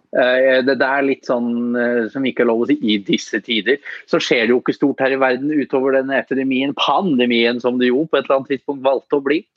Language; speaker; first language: Norwegian; native; Norwegian